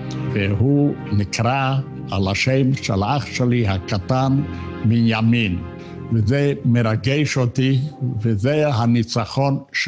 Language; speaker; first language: Hebrew; non-native, fluent; Yiddish